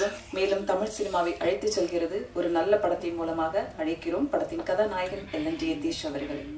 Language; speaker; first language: Tamil; native; Tamil